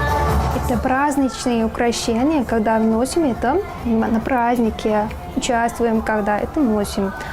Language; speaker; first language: Russian; non-native, learner; Turkmen